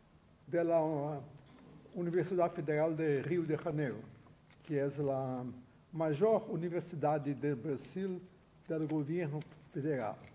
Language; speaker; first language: Spanish; non-native, fluent; Portuguese